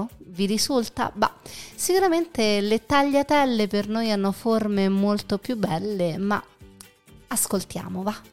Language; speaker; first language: Italian; native; Italian